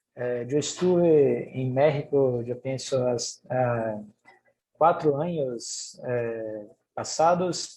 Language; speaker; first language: Spanish; non-native, fluent; Portuguese